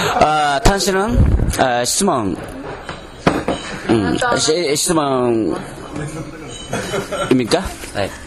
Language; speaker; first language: Korean; non-native, learner; Japanese